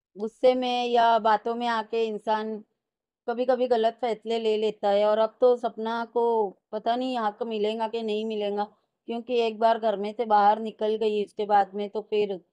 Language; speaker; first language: Hindi; native; Hindi